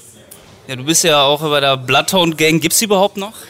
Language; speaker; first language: German; native; German